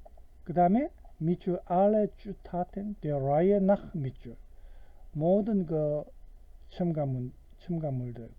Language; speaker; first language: German; non-native, fluent; Korean